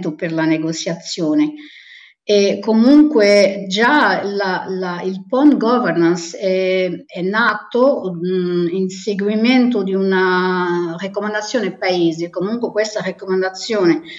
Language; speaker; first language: Italian; non-native, fluent; Portuguese